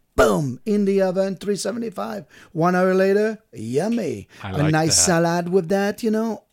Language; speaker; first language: English; non-native, fluent; French